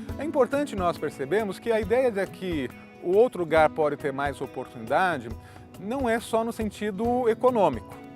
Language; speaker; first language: Portuguese; native; Portuguese